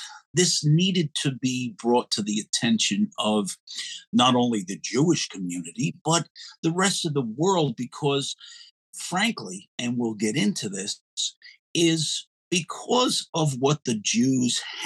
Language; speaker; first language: English; native; English